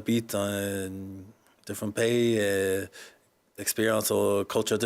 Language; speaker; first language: French; non-native, learner; English